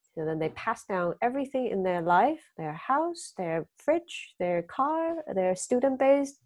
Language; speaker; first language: English; early bilingual, other home language; Chinese